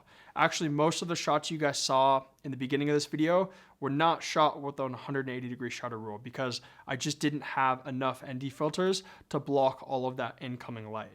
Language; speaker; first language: English; native; English